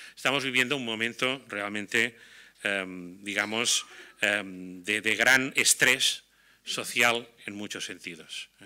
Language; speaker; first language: Spanish; non-native, local second language; Catalan